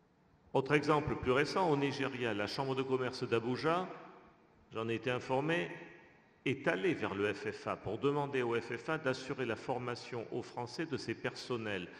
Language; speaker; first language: French; native; French